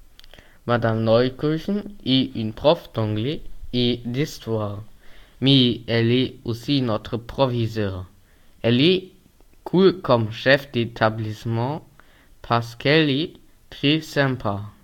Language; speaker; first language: French; non-native, learner; German